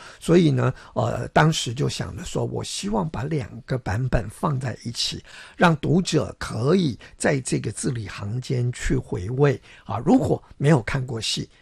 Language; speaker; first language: Chinese; non-native, local second language; Min Nan Chinese